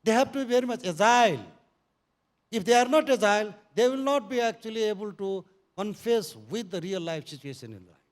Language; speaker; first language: English; non-native, local second language; Nepali